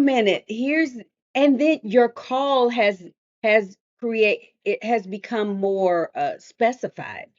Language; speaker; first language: English; native; English